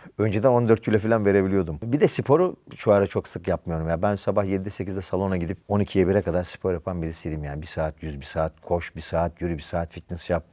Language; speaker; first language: Turkish; native; Turkish